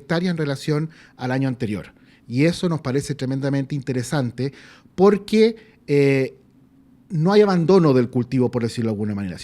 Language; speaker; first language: Spanish; native; Spanish